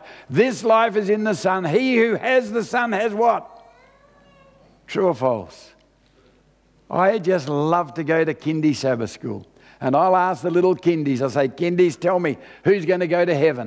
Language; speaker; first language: English; native; English